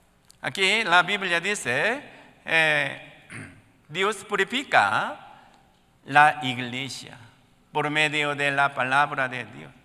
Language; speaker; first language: Spanish; non-native, learner; Korean